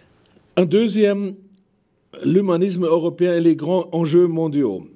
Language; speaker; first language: French; non-native, fluent; German